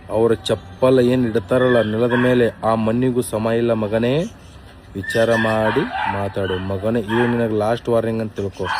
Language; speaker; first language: Kannada; native; Kannada